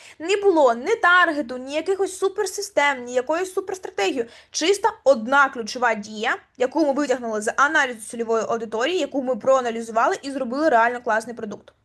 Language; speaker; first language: Ukrainian; native; Ukrainian